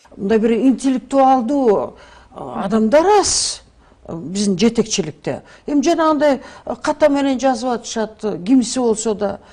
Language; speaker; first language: Kyrgyz; native; Kyrgyz